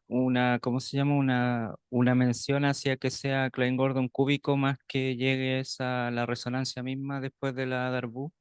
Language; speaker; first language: Spanish; native; Spanish